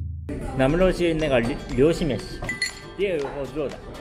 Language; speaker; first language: Chinese; non-native, fluent; Japanese